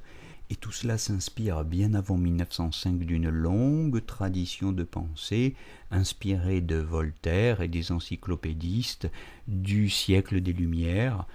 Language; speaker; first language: French; native; French